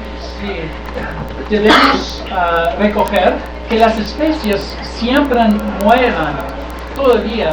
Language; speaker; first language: Spanish; non-native, learner; English